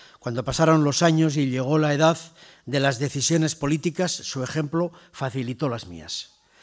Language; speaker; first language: Spanish; native; Spanish